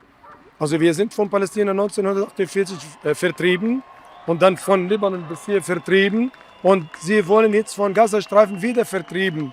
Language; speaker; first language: German; non-native, fluent; Arabic